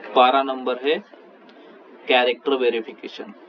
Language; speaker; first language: Hindi; non-native, local second language; Marathi